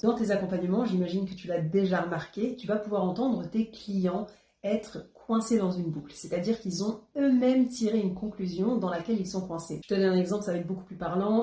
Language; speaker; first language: French; native; French